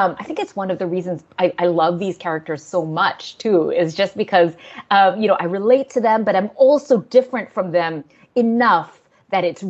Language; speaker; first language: English; native; English